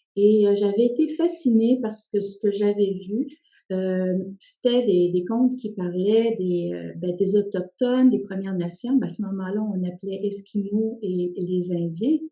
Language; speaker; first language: French; early bilingual, other home language; Spanish